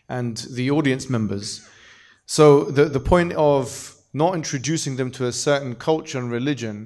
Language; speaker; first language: English; native; English